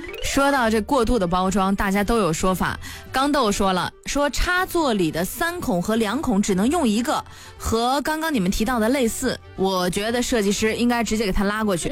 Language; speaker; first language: Chinese; native; Chinese